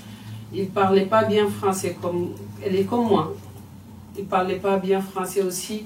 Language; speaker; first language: French; non-native, fluent; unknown